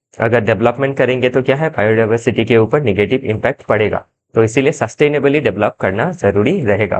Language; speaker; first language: Hindi; non-native, local second language; Assamese